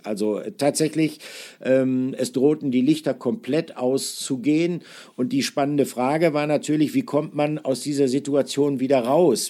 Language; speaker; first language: German; native; German